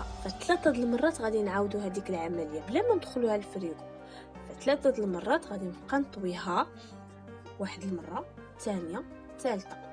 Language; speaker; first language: Arabic; native; Arabic